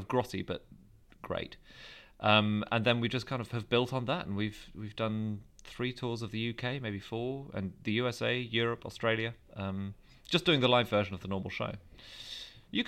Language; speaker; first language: English; native; English